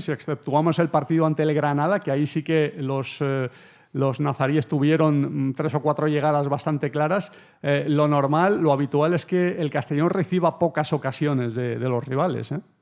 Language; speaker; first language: Spanish; native; Spanish